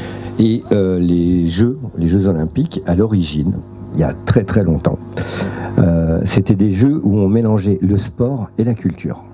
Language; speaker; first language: French; native; French